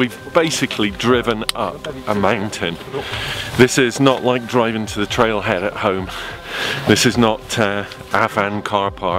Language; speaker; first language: English; native; English